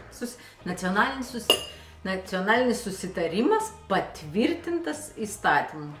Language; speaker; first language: Lithuanian; native; Lithuanian